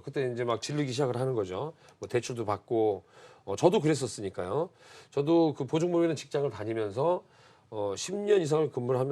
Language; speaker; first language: Korean; native; Korean